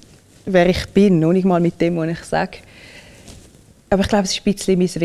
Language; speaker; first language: German; early bilingual, other home language; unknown